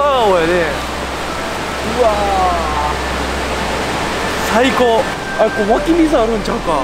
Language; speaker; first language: Japanese; native; Japanese